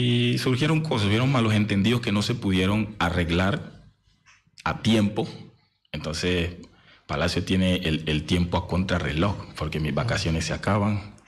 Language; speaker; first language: Spanish; native; Spanish